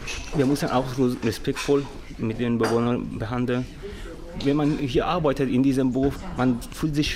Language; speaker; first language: German; non-native, learner; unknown